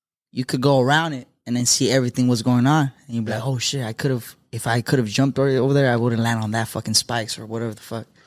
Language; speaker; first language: English; early bilingual, other home language; Spanish